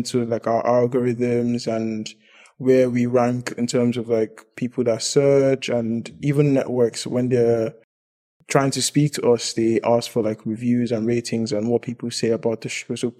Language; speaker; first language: English; non-native, local second language; Yoruba